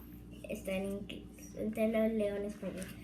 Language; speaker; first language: Spanish; early bilingual, heritage; Spanish